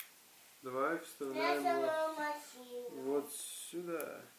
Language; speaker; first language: Russian; native; Russian